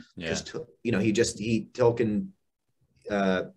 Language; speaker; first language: English; native; English